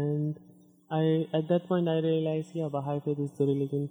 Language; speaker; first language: English; non-native, local second language; Hindi